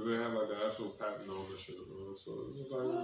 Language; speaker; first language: English; native; English